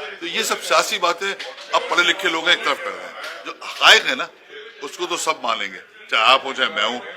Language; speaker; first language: Urdu; native; Urdu